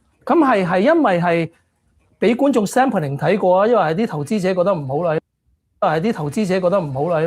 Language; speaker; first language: Chinese; native; Chinese